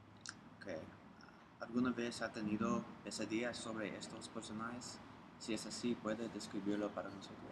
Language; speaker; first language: Spanish; non-native, learner; English